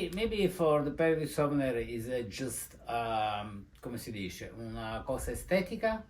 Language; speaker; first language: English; non-native, learner; Italian